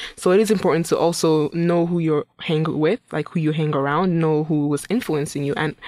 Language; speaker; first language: English; non-native, local second language; Igbo